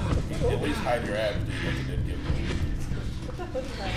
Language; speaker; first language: English; native; English